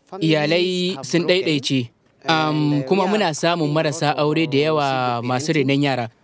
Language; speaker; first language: Hausa; native; Hausa